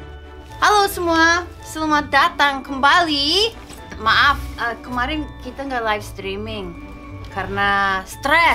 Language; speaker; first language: Indonesian; non-native, fluent; English